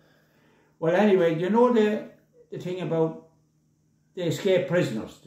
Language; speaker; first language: English; native; English